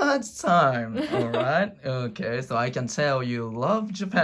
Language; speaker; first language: English; non-native, learner; Japanese